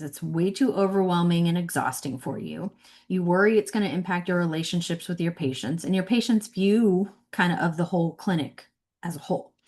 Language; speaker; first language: English; native; English